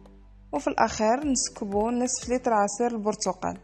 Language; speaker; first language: Arabic; native; Arabic